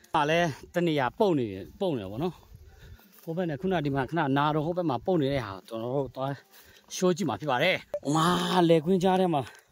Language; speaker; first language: Burmese; non-native, local second language; Pa'o Karen